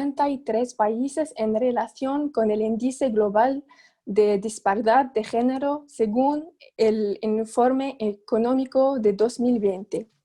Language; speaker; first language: Spanish; non-native, fluent; Arabic